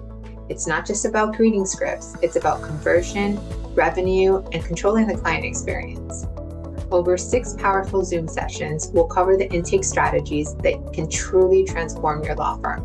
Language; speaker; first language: English; native; English